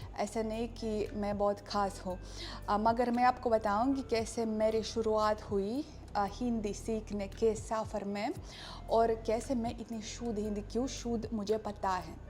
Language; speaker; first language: Hindi; non-native, fluent; Russian